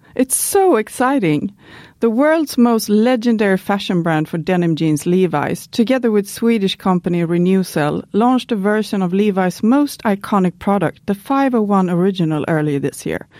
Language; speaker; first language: English; non-native, fluent; Swedish